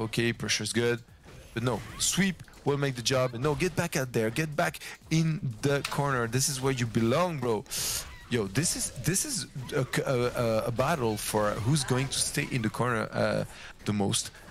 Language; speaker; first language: English; non-native, fluent; French